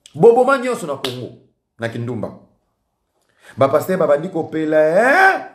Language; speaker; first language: French; non-native, local second language; Lingala